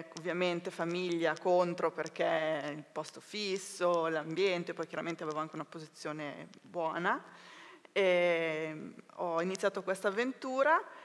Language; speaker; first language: Italian; native; Italian